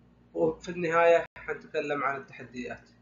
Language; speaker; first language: Arabic; native; Arabic